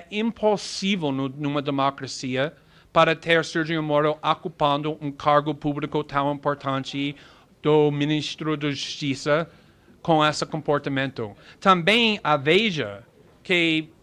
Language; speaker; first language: Portuguese; non-native, fluent; English